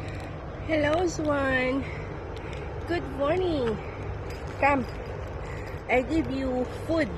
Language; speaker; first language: English; non-native, local second language; Filipino